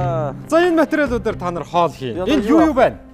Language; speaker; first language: Mongolian; native; Mongolian